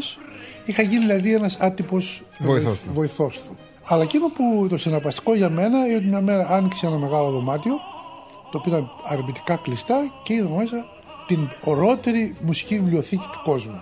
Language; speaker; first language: Greek; native; Greek